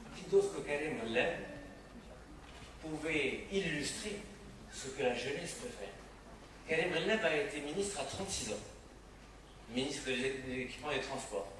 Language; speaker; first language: French; non-native, local second language; Arabic